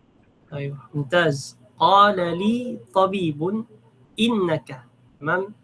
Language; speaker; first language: Arabic; non-native, fluent; Filipino